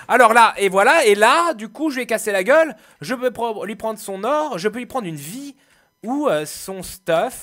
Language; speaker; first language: French; native; French